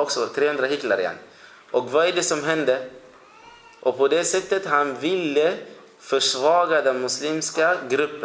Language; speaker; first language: Swedish; early bilingual, other home language; Arabic